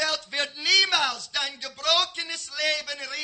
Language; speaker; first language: German; non-native, learner; English